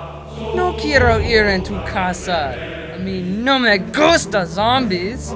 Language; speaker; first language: Spanish; non-native, learner; English